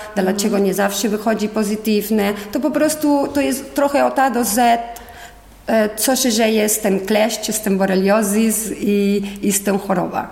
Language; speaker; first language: Polish; non-native, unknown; Spanish